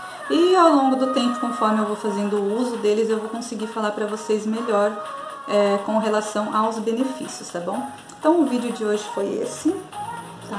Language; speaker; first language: Portuguese; native; Portuguese